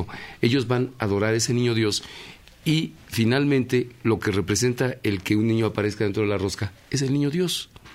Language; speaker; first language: Spanish; native; Spanish